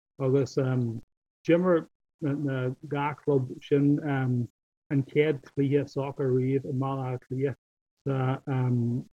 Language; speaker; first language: Irish; non-native, local second language; English